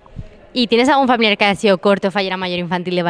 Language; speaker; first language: Spanish; native; Spanish